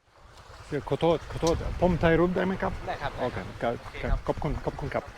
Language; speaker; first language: Thai; non-native, learner; French